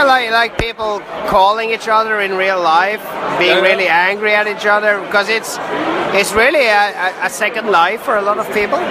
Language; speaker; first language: English; non-native, fluent; Norwegian